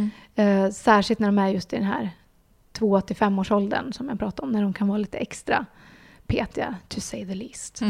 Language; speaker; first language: Swedish; native; Swedish